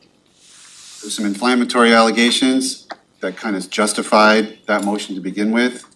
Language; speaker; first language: English; native; English